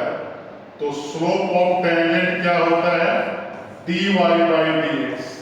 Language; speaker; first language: Hindi; native; Hindi